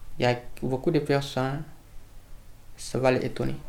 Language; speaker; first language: French; non-native, learner; Fula